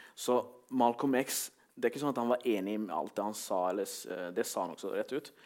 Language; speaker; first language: Norwegian; early bilingual, other home language; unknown